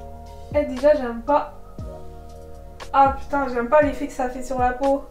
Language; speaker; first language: French; native; French